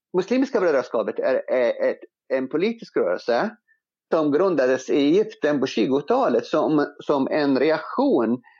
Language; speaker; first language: Swedish; non-native, fluent; Arabic